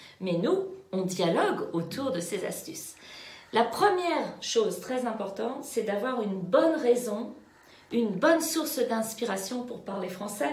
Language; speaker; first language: French; native; French